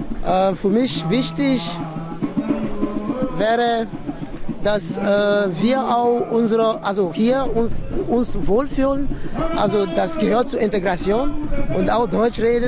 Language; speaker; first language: German; non-native, fluent; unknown